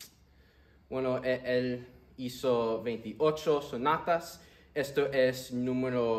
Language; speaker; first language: Spanish; early bilingual, heritage; Spanish